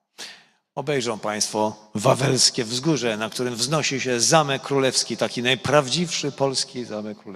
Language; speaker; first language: Polish; native; Polish